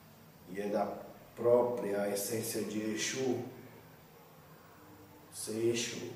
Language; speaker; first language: Portuguese; native; Portuguese